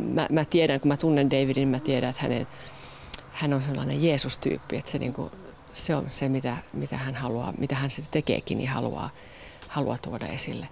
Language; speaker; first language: Finnish; native; Finnish